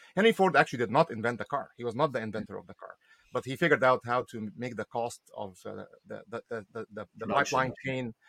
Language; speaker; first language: English; non-native, fluent; Arabic